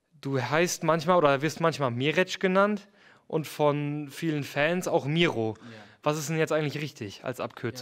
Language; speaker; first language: German; native; German